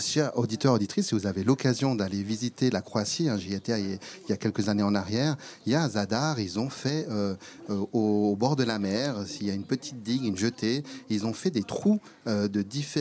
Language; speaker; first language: French; native; French